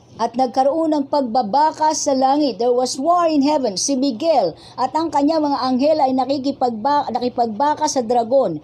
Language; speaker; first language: Filipino; native; Filipino